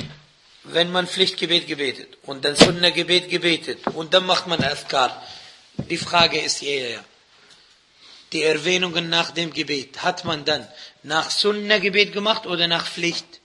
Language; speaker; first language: German; non-native, fluent; Arabic